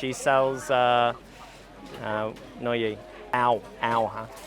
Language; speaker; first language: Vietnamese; non-native, learner; English